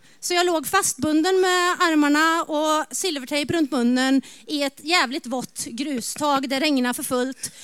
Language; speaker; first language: Swedish; native; Swedish